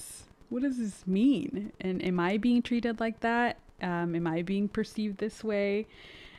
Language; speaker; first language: English; early bilingual, other home language; Spanish